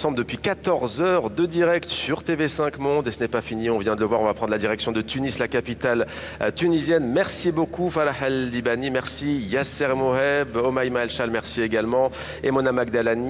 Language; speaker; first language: French; native; French